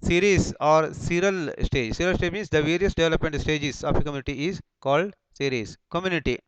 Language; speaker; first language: English; non-native, local second language; Kannada